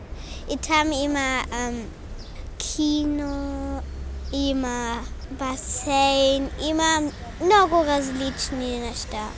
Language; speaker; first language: Bulgarian; early bilingual, heritage; Bulgarian